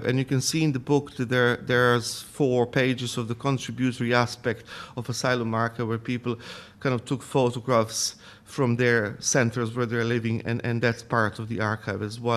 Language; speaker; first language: English; non-native, fluent; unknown